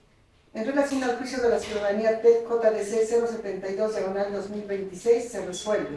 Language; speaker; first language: Spanish; native; Spanish